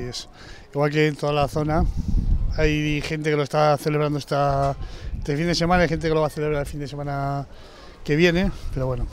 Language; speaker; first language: Spanish; native; Spanish